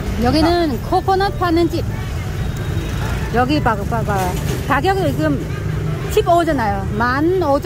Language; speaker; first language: Korean; non-native, learner; Vietnamese